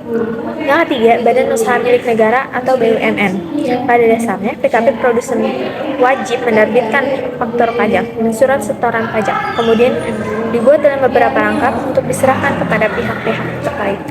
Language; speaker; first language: Indonesian; native; Indonesian